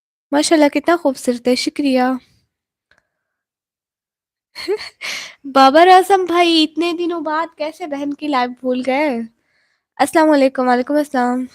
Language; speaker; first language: Hindi; non-native, local second language; Punjabi